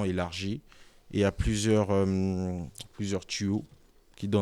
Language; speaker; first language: French; non-native, local second language; Lingala